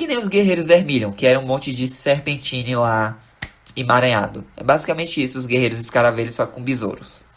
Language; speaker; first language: Portuguese; native; Portuguese